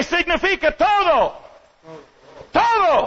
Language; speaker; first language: Spanish; non-native, learner; English